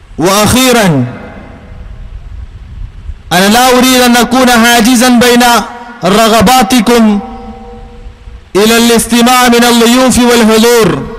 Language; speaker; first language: Arabic; non-native, fluent; Malayalam